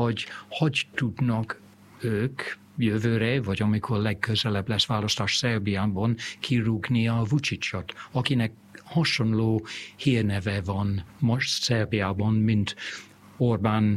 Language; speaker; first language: Hungarian; non-native, fluent; English